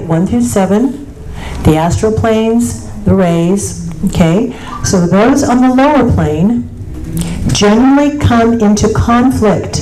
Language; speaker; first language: English; native; English